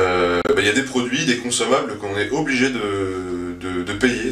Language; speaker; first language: French; native; French